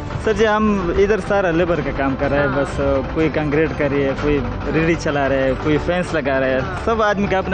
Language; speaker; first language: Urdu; non-native, local second language; Pashto